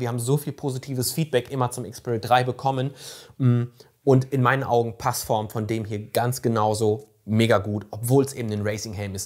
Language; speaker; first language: German; native; German